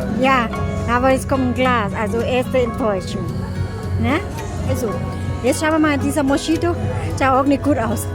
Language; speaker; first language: German; non-native, learner; Thai